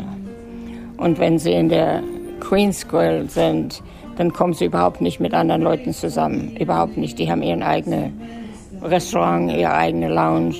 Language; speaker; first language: German; native; German